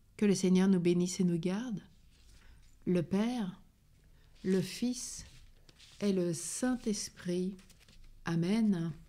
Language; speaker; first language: French; native; French